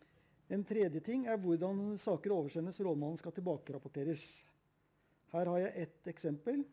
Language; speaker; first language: Norwegian; native; Norwegian